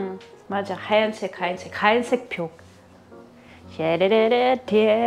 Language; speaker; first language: Korean; non-native, learner; Russian